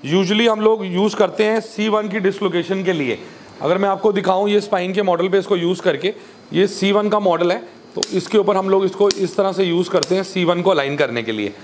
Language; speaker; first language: Hindi; native; Hindi